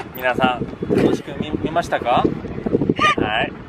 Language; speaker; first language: Japanese; non-native, learner; Korean